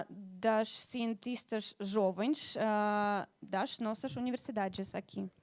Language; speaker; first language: Portuguese; non-native, fluent; Russian